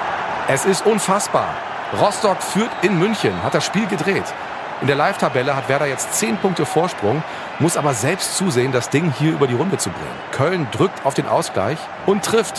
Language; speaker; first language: German; native; German